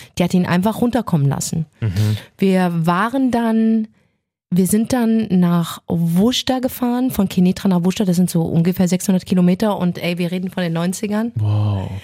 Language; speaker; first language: German; early bilingual, other home language; Arabic